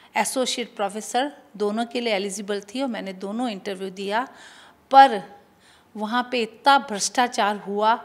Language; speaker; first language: Hindi; native; Hindi